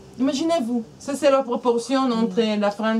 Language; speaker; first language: French; non-native, fluent; Hebrew